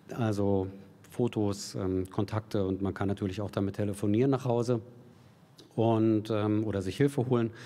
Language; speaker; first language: German; native; German